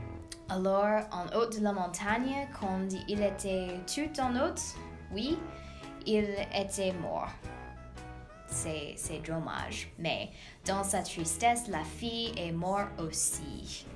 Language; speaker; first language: French; non-native, learner; English